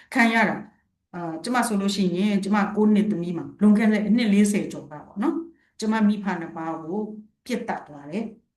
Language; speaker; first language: Burmese; non-native, local second language; Shwe Palaung